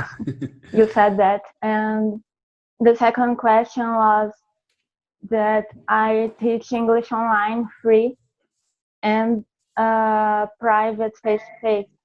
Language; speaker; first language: English; non-native, fluent; Portuguese